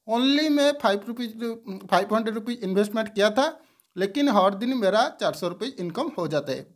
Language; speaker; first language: Hindi; non-native, local second language; Bangla